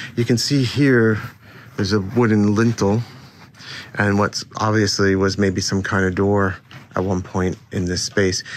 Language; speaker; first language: English; native; English